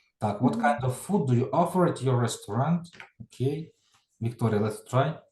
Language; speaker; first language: English; non-native, fluent; Ukrainian